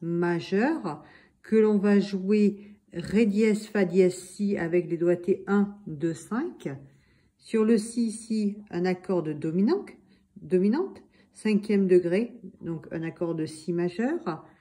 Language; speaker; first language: French; native; French